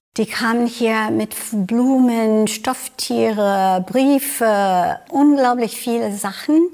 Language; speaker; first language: German; non-native, fluent; English